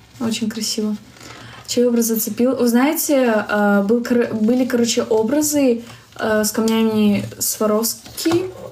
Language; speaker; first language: Russian; native; Russian